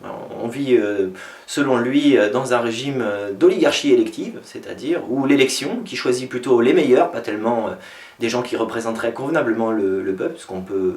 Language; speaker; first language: French; native; French